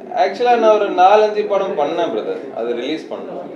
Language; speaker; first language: Tamil; non-native, learner; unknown